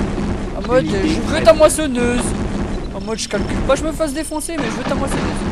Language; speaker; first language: French; native; French